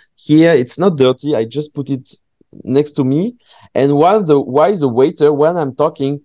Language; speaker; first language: English; non-native, fluent; French